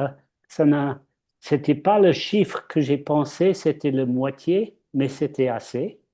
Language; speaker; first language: French; non-native, fluent; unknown